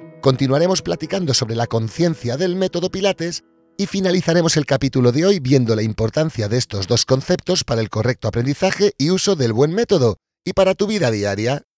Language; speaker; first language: Spanish; native; Spanish